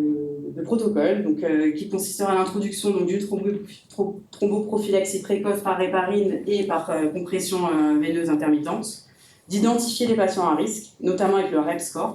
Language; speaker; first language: French; native; French